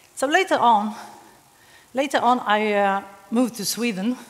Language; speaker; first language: English; non-native, fluent; Serbian